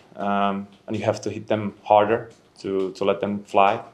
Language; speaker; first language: English; non-native, fluent; Slovak